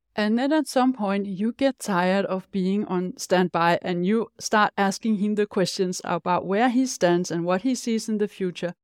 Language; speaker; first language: English; non-native, fluent; Danish